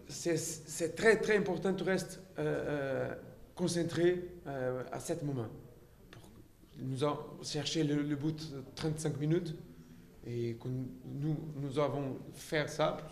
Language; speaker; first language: French; non-native, learner; Portuguese